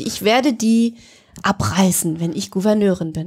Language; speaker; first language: German; native; German